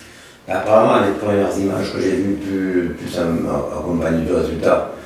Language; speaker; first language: French; native; French